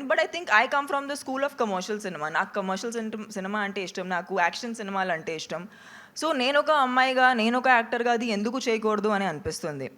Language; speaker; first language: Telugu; non-native, local second language; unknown